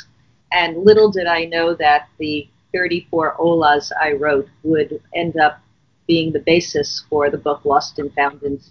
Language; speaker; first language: English; native; English